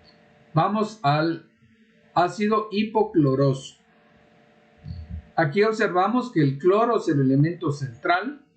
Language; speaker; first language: Spanish; native; Spanish